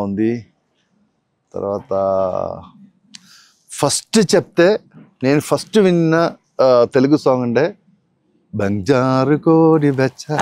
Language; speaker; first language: Telugu; non-native, learner; Malayalam